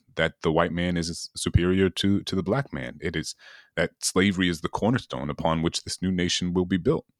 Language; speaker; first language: English; native; English